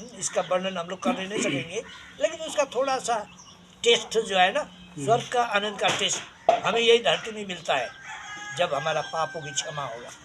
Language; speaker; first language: Hindi; non-native, local second language; Nepali